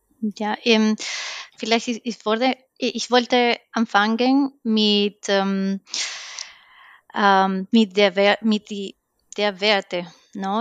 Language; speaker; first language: German; non-native, learner; Spanish